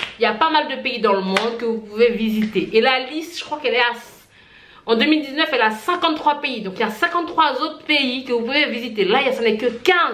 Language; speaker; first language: French; non-native, local second language; Haitian Creole